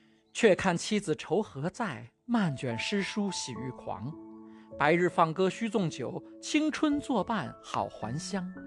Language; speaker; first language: Chinese; native; Chinese